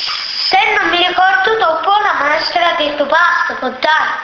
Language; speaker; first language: Italian; early bilingual, other home language; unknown